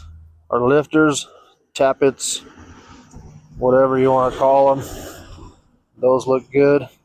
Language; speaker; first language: English; native; English